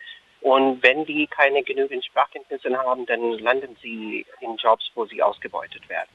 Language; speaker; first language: German; non-native, fluent; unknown